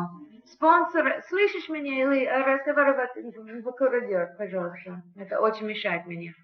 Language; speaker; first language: Russian; non-native, learner; English